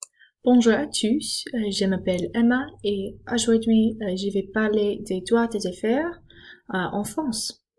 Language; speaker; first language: French; non-native, learner; English